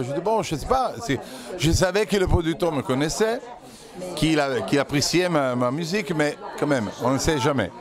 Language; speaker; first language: French; non-native, fluent; Italian